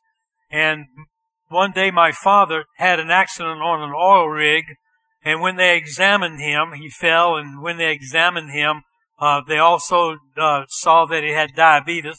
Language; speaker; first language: English; native; English